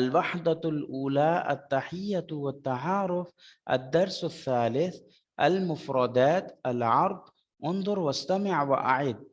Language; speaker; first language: Arabic; non-native, fluent; Urdu